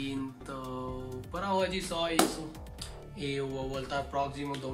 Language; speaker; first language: Portuguese; non-native, learner; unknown